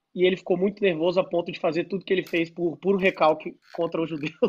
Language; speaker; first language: Portuguese; native; Portuguese